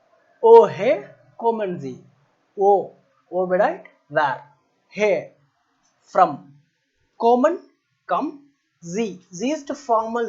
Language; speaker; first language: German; non-native, learner; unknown